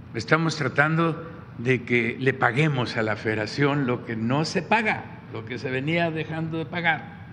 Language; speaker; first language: Spanish; native; Spanish